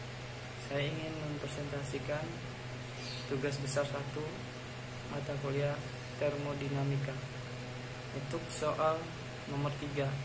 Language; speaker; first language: Indonesian; native; Indonesian